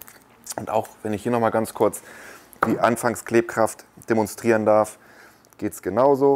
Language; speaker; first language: German; native; German